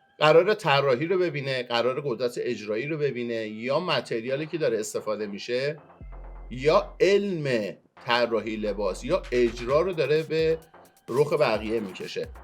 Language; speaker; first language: Persian; non-native, local second language; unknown